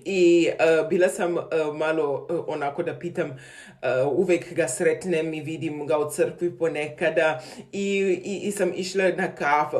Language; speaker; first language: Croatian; non-native, fluent; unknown